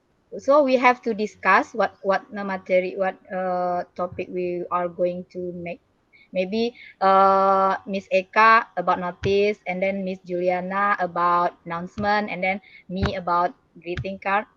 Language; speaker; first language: English; non-native, learner; Indonesian